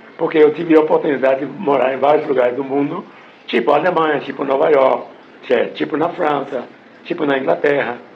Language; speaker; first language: Portuguese; non-native, fluent; English